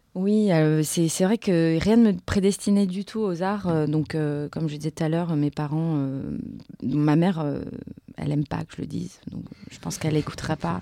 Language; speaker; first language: French; native; French